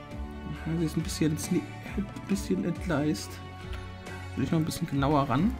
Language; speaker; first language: German; native; German